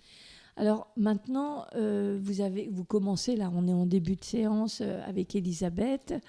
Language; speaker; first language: French; native; French